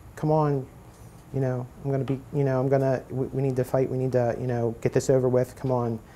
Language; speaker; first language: English; native; English